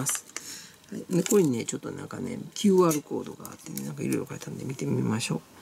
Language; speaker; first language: Japanese; native; Japanese